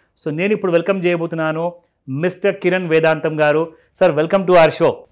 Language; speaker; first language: Telugu; native; Telugu